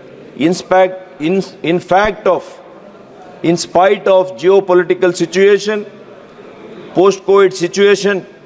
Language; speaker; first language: English; non-native, local second language; Kannada